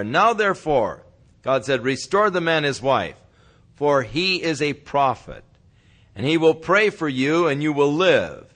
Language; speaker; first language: English; native; English